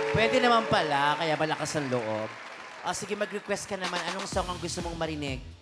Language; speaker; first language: Filipino; native; Filipino